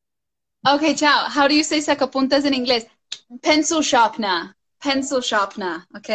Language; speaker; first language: Spanish; non-native, fluent; English